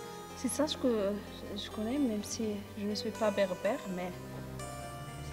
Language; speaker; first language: French; non-native, local second language; Arabic